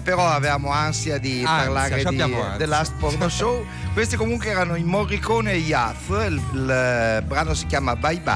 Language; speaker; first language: Italian; native; Italian